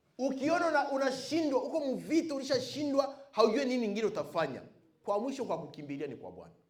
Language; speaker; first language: Swahili; non-native, local second language; Bembe